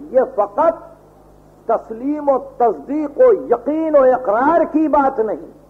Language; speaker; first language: Urdu; native; Urdu